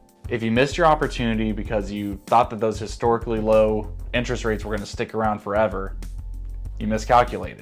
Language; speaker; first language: English; native; English